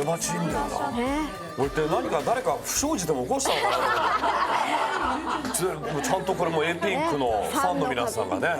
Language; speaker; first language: Japanese; native; Japanese